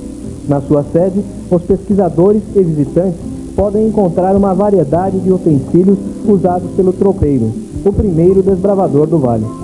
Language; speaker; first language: Portuguese; native; Portuguese